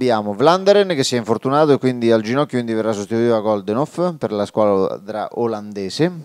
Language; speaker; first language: Italian; native; Italian